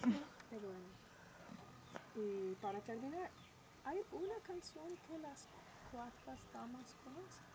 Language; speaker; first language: Spanish; non-native, learner; English